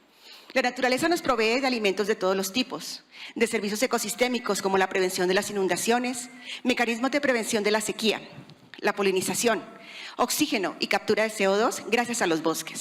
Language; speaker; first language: Spanish; native; Spanish